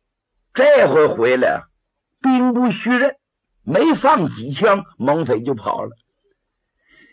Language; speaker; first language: Chinese; native; Chinese